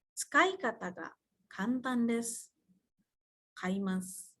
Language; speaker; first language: Japanese; non-native, fluent; Indonesian